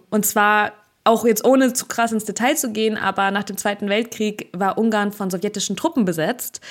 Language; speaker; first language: German; early bilingual, other home language; Russian